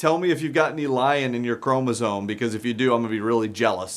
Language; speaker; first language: English; native; English